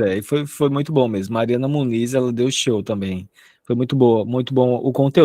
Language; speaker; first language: Portuguese; native; Portuguese